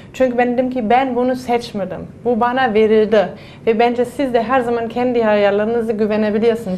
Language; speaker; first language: Turkish; non-native, fluent; German